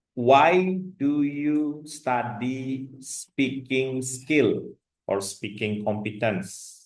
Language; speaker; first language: English; non-native, fluent; Indonesian